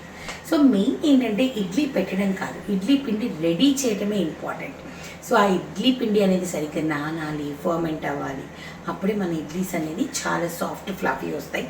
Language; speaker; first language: Telugu; native; Telugu